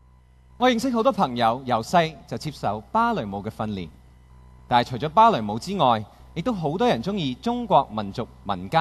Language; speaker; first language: Chinese; non-native, local second language; Cantonese